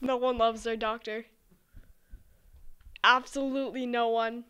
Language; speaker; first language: English; native; English